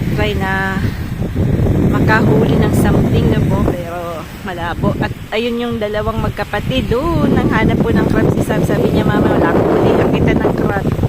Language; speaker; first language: Filipino; native; Filipino